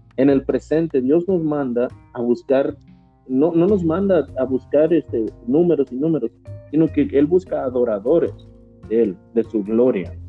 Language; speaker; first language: Spanish; native; Spanish